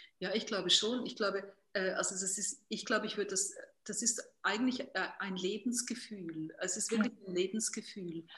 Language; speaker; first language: German; native; German